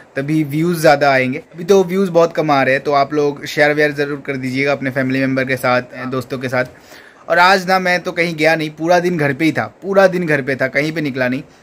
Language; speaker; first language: Hindi; non-native, local second language; Bangla